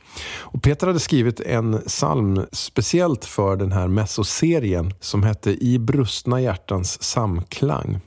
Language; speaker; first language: Swedish; native; Swedish